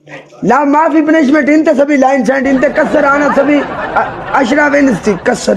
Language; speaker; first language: Arabic; non-native, learner; Punjabi